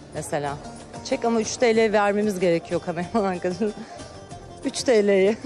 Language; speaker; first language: Turkish; native; Turkish